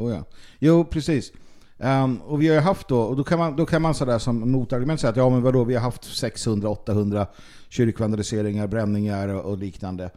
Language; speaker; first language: Swedish; native; Swedish